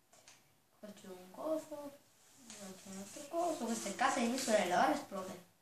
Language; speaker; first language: Italian; native; Italian